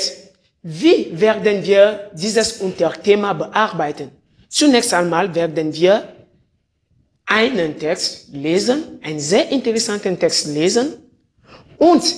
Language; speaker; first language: German; non-native, fluent; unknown